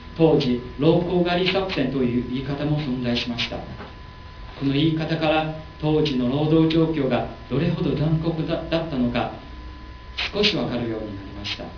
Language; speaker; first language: Japanese; non-native, learner; Chinese